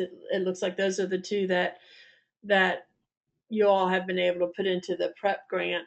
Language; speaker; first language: English; native; English